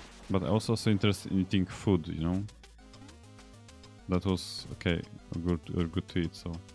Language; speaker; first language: English; non-native, fluent; Polish